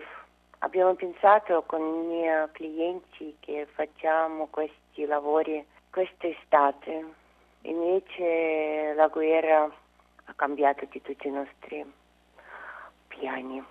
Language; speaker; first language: Italian; non-native, learner; Russian